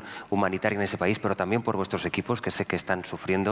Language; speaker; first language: Spanish; native; Spanish